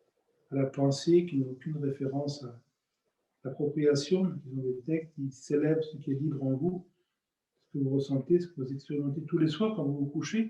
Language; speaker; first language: French; native; French